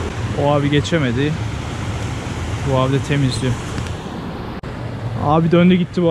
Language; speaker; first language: Turkish; native; Turkish